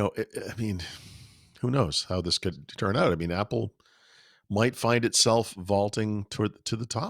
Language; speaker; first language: English; native; English